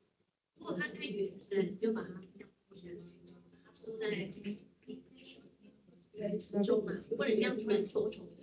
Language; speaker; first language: Chinese; native; Chinese